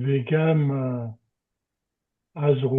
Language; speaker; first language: Hebrew; non-native, learner; French